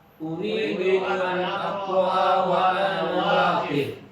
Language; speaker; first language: Arabic; non-native, learner; Indonesian